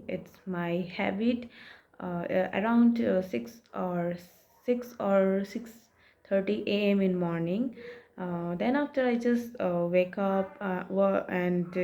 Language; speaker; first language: English; non-native, learner; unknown